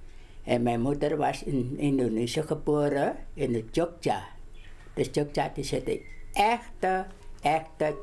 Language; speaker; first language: Dutch; non-native, local second language; Javanese